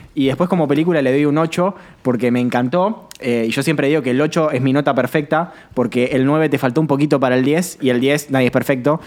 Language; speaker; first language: Spanish; native; Spanish